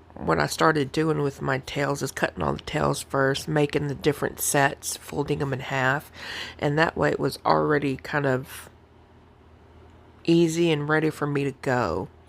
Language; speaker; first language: English; native; English